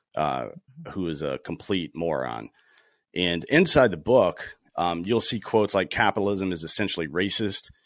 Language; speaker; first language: English; native; English